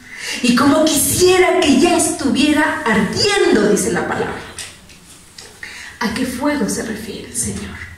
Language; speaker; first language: Spanish; native; Spanish